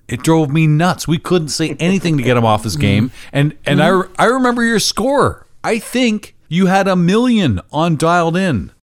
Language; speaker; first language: English; native; English